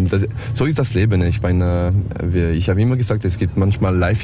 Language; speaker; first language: German; non-native, learner; French